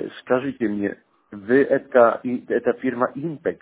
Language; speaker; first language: Russian; non-native, learner; Polish